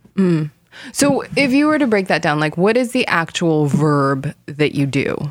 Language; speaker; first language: English; non-native, fluent; Korean